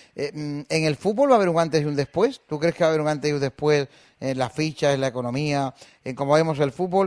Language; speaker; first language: Spanish; native; Spanish